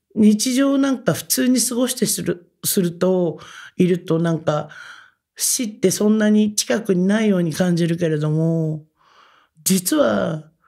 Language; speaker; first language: Japanese; native; Japanese